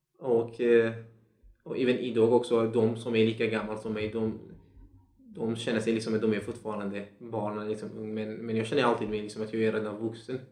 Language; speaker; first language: Swedish; non-native, fluent; Central Kurdish